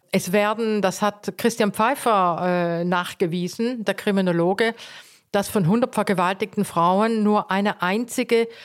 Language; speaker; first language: German; native; German